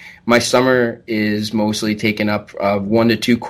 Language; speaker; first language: English; native; English